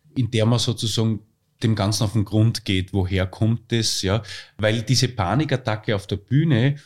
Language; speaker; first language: German; native; German